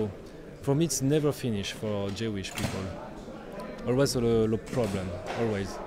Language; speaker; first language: English; non-native, learner; French